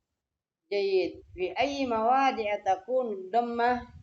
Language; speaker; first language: Arabic; non-native, fluent; Indonesian